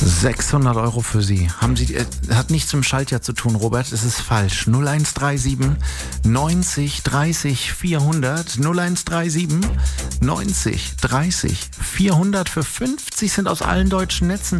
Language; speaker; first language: German; native; German